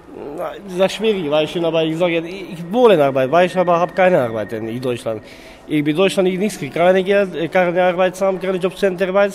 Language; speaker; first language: German; non-native, learner; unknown